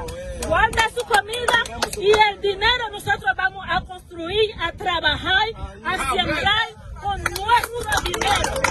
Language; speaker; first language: Spanish; non-native, fluent; Haitian Creole